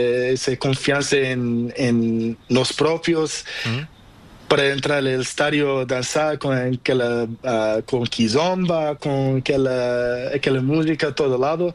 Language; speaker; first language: Spanish; non-native, learner; Portuguese